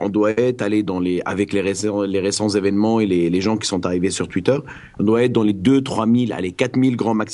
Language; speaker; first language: French; non-native, local second language; Arabic